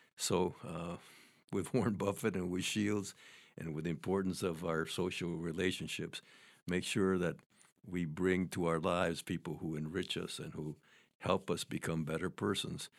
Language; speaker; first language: English; native; English